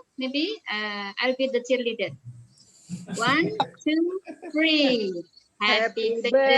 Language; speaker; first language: English; non-native, fluent; Indonesian